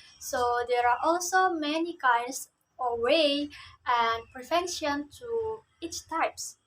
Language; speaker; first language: English; non-native, learner; Indonesian